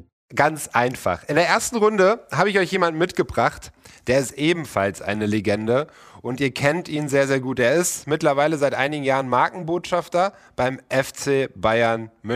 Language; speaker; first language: German; native; German